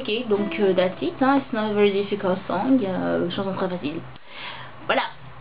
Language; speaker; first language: English; non-native, learner; French